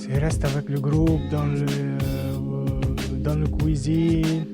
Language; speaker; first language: French; non-native, learner; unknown